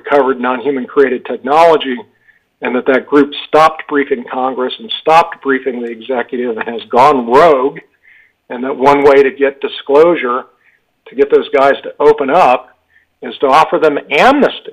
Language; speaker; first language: English; native; English